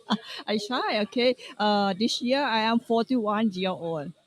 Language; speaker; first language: English; non-native, learner; Thai